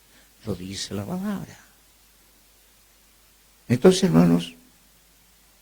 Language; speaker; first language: Spanish; native; Spanish